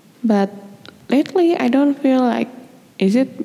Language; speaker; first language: English; non-native, learner; Indonesian